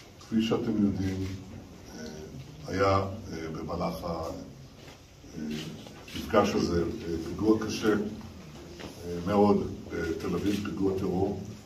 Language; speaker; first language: Hebrew; early bilingual, heritage; Hebrew